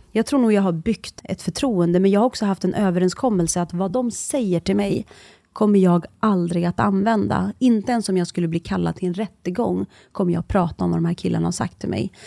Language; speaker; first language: Swedish; early bilingual, other home language; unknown